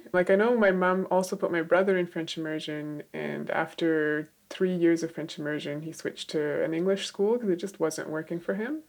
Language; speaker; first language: English; native; English